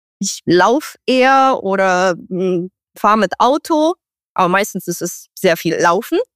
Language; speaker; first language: German; non-native, fluent; Romanian